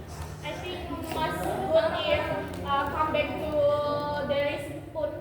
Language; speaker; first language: English; non-native, learner; Indonesian